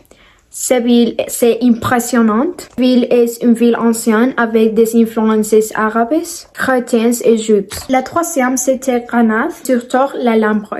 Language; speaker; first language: French; non-native, learner; Spanish